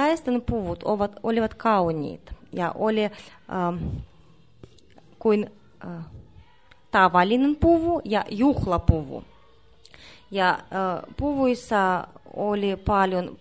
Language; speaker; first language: Finnish; non-native, learner; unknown